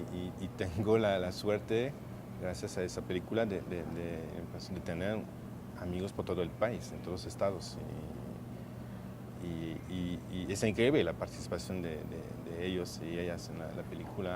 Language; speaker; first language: Spanish; non-native, fluent; French